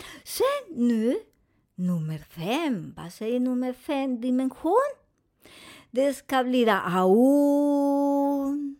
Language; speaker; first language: Swedish; non-native, fluent; Spanish